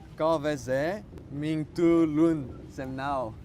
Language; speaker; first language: Vietnamese; non-native, learner; French